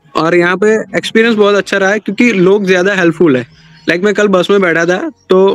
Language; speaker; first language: Hindi; non-native, local second language; Gujarati